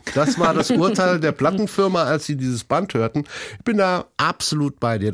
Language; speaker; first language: German; native; German